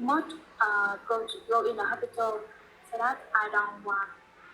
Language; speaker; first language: English; non-native, learner; Vietnamese